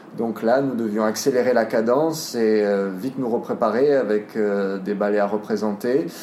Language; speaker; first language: French; native; French